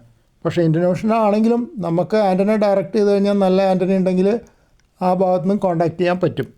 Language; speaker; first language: Malayalam; native; Malayalam